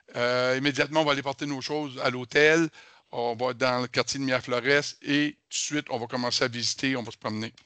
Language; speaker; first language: French; native; French